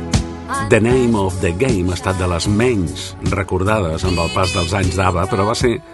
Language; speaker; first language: Catalan; native; Catalan